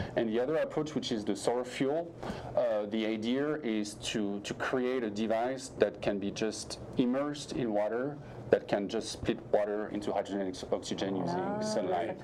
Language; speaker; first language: English; non-native, fluent; French